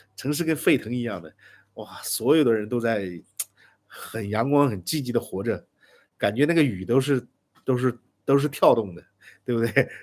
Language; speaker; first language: Chinese; native; Chinese